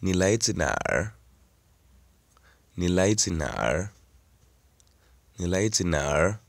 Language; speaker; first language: Chinese; non-native, learner; Kinyarwanda